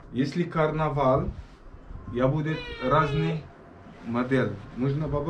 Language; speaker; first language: Russian; non-native, learner; Arabic